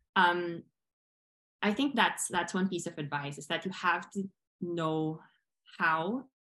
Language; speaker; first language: English; non-native, local second language; Filipino